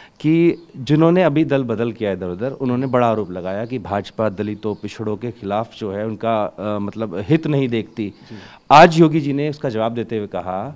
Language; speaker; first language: Hindi; native; Hindi